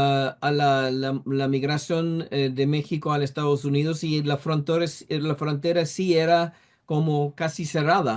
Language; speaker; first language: Spanish; non-native, fluent; English